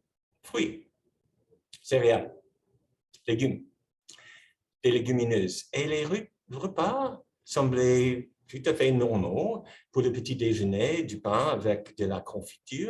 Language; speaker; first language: French; non-native, fluent; English